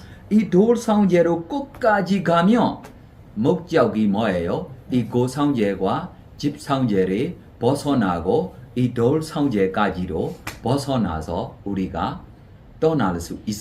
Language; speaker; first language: Korean; non-native, fluent; Burmese